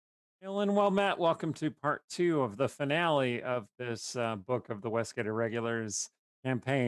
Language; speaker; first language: English; native; English